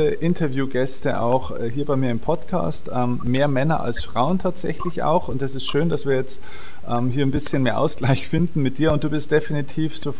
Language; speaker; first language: German; native; German